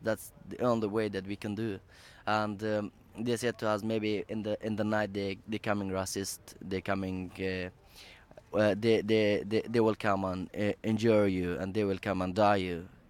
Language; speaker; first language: English; non-native, learner; Persian